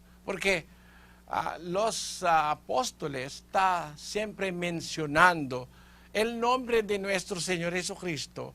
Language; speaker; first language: Spanish; non-native, fluent; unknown